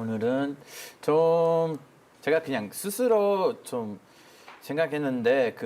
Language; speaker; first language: Korean; non-native, fluent; Hebrew